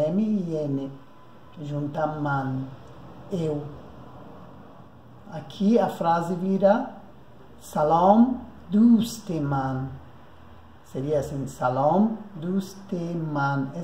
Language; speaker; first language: Portuguese; non-native, fluent; Persian